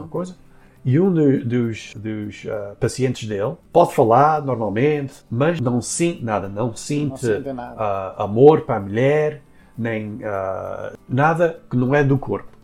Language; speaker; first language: Portuguese; early bilingual, heritage; Portuguese